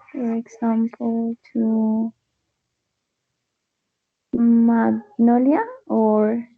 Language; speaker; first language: English; non-native, learner; Spanish